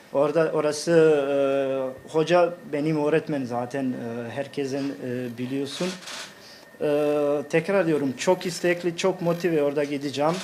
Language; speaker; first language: Turkish; non-native, fluent; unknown